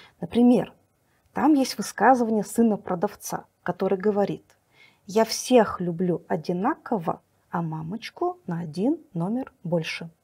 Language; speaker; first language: Russian; native; Russian